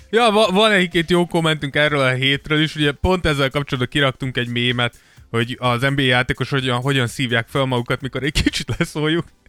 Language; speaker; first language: Hungarian; native; Hungarian